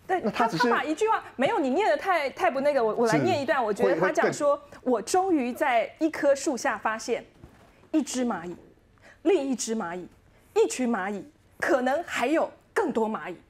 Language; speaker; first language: Chinese; native; Chinese